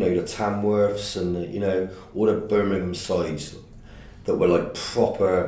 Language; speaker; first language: English; native; English